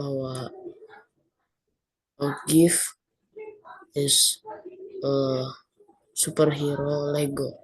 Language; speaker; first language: English; non-native, learner; Indonesian